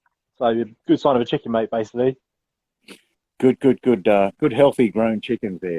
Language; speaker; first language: English; native; English